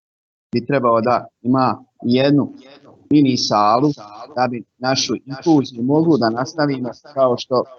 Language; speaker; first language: Bosnian; native; Bosnian